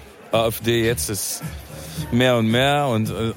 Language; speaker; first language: German; non-native, fluent; Arabic